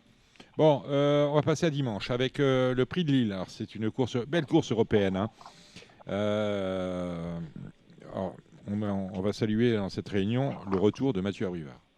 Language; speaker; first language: French; native; French